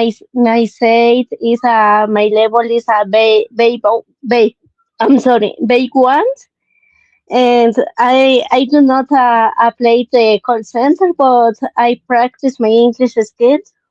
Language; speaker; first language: English; non-native, learner; Spanish